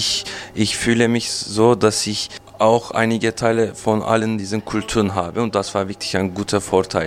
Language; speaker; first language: German; non-native, fluent; Turkish